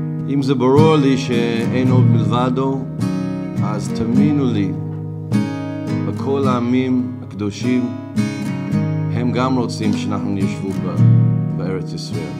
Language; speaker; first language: Hebrew; non-native, fluent; English